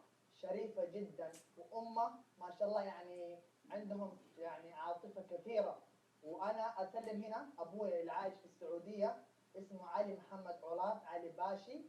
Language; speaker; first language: Arabic; early bilingual, other home language; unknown